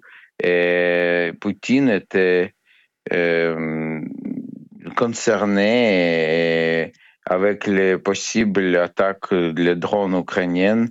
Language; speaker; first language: French; non-native, learner; Ukrainian